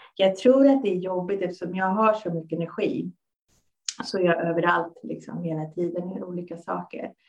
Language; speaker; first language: Swedish; native; Swedish